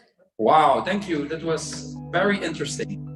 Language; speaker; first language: English; non-native, fluent; Dutch